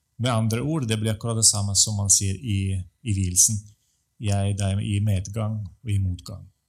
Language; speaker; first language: Norwegian; non-native, fluent; Russian